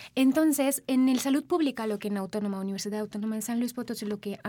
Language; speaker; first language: Spanish; non-native, fluent; Sinhala